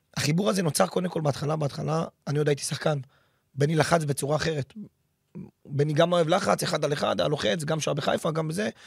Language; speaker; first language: Hebrew; native; Hebrew